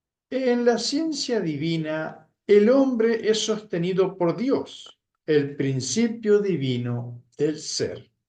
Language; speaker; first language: Spanish; native; Spanish